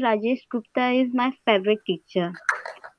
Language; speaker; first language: English; non-native, learner; Hindi